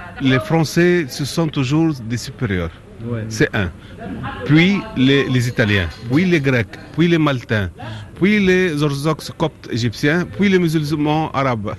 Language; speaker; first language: French; non-native, learner; Arabic